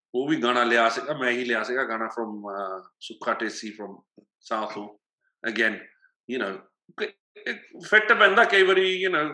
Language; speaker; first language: Punjabi; early bilingual, heritage; Punjabi